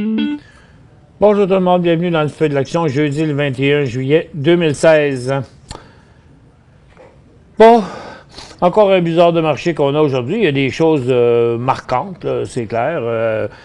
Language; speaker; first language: French; native; French